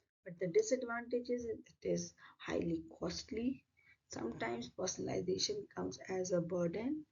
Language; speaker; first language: English; non-native, local second language; Hindi